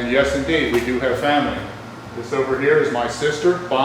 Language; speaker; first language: English; native; English